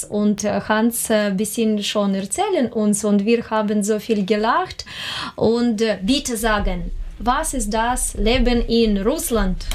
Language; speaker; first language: German; non-native, learner; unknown